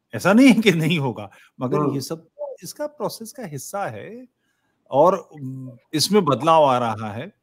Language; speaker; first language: Hindi; native; Hindi